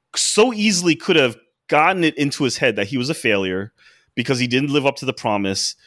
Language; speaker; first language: English; native; English